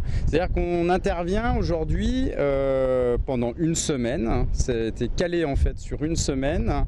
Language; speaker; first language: French; native; French